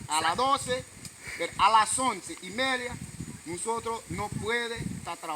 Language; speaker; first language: Spanish; non-native, local second language; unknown